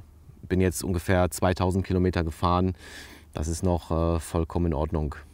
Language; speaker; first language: German; native; German